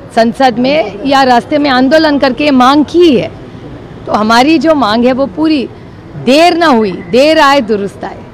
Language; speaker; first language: Hindi; non-native, local second language; Marathi